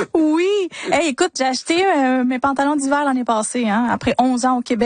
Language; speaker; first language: French; early bilingual, other home language; Spanish